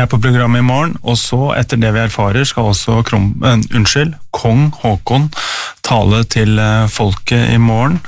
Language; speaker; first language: Norwegian; native; Norwegian